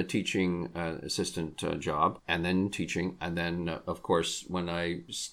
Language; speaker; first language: English; native; English